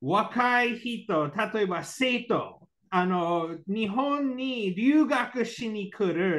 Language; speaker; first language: Japanese; non-native, learner; English